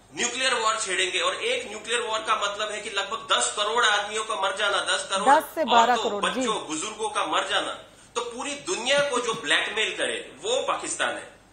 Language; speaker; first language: Hindi; native; Hindi